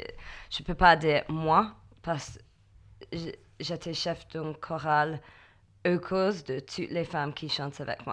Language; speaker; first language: French; non-native, learner; English